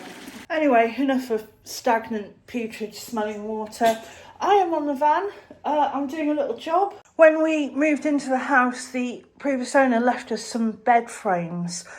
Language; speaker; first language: English; native; English